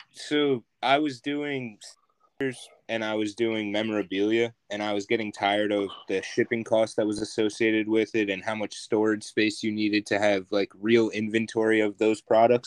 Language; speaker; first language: English; native; English